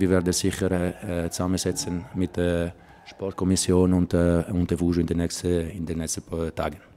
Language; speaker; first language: German; non-native, local second language; Italian